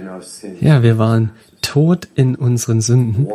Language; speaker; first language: German; non-native, fluent; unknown